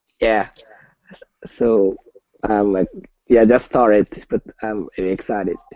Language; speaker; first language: English; non-native, learner; Japanese